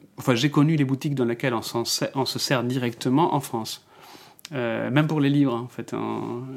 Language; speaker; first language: French; non-native, fluent; Spanish